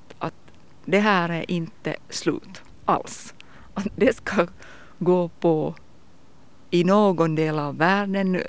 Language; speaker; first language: Swedish; non-native, local second language; Finnish